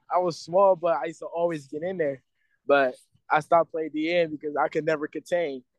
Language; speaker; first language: English; native; English